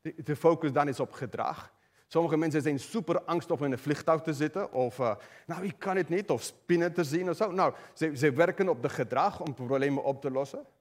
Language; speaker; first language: Dutch; non-native, fluent; Spanish